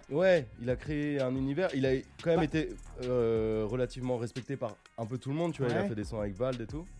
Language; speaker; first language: French; native; French